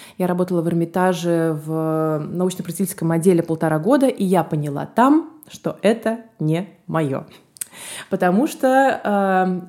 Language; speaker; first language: Russian; native; Russian